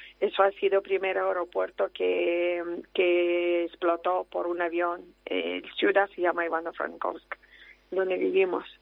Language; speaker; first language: Spanish; non-native, fluent; Ukrainian